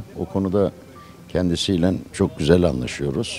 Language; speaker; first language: Turkish; native; Turkish